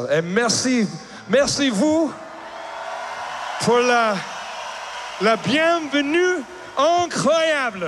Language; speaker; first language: French; non-native, learner; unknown